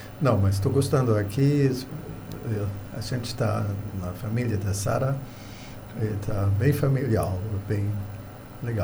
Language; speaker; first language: Portuguese; non-native, fluent; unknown